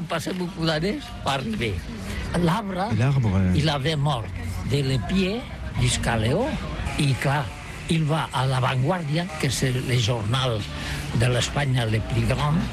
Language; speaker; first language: French; non-native, learner; Catalan